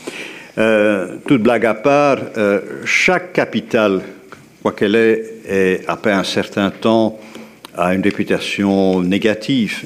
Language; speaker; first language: French; native; French